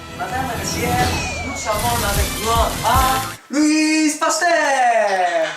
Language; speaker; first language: French; non-native, learner; Spanish